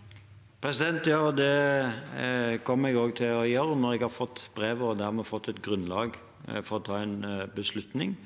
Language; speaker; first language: Norwegian; native; Norwegian